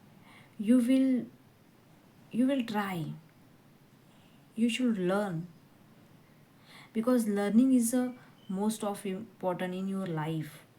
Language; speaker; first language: English; non-native, learner; Hindi